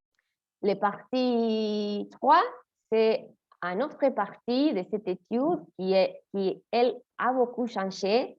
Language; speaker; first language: French; non-native, fluent; Spanish